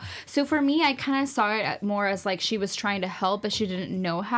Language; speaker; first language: English; native; English